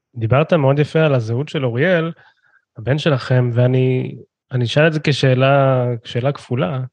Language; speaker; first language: Hebrew; native; Hebrew